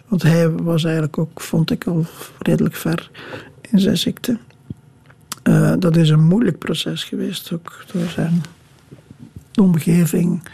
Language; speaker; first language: Dutch; native; Dutch